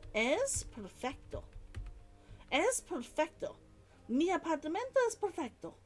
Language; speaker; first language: Spanish; non-native, learner; English